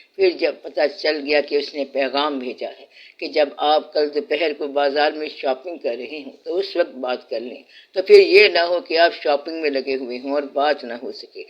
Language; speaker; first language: Urdu; non-native, local second language; Punjabi